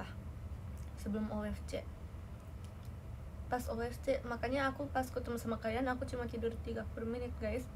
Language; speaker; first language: Indonesian; native; Indonesian